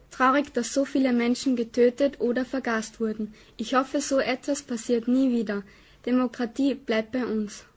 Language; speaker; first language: German; native; German